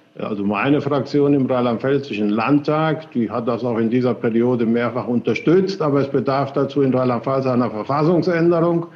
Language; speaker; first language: German; early bilingual, other home language; Spanish